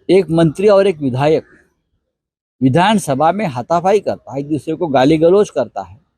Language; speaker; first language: Hindi; non-native, local second language; Marathi